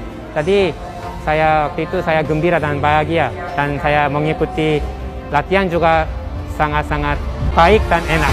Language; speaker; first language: Indonesian; non-native, learner; Korean